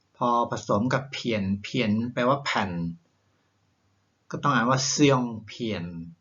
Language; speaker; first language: Thai; native; Thai